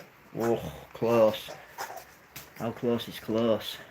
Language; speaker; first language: English; native; English